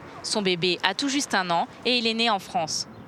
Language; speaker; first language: French; native; French